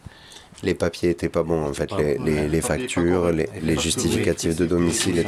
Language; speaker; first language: French; native; French